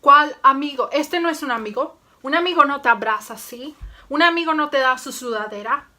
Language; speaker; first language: Spanish; early bilingual, heritage; Spanish